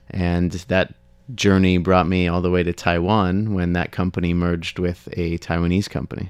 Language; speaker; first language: English; native; English